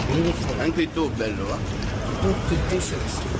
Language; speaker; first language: Italian; non-native, learner; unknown